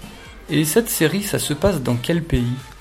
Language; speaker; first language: French; native; French